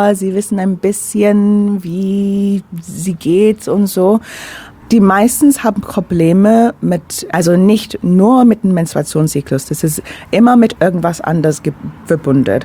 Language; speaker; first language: German; non-native, fluent; English